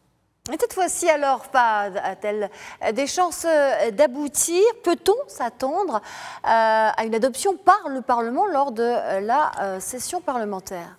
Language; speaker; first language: French; non-native, local second language; Arabic